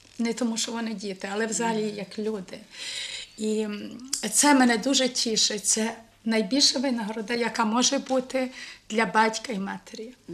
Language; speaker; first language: Ukrainian; early bilingual, heritage; Ukrainian